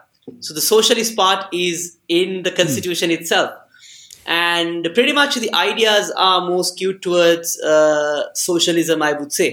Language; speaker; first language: English; non-native, local second language; Sinhala